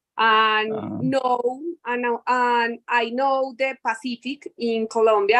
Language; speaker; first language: English; non-native, learner; Spanish